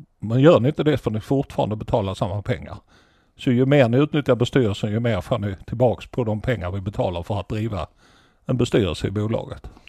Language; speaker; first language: Swedish; native; Swedish